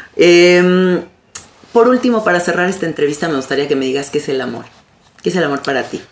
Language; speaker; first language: Spanish; native; Spanish